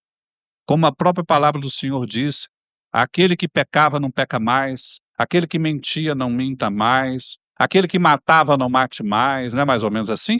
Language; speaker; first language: Portuguese; native; Portuguese